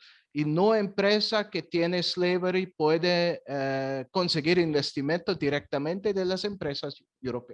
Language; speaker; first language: Spanish; non-native, fluent; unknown